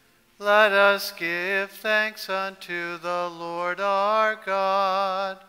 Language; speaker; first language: English; native; English